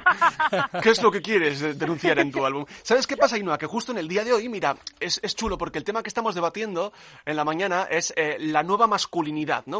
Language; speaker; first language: Spanish; native; Spanish